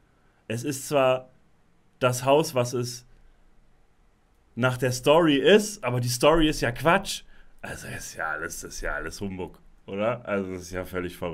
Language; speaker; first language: German; native; German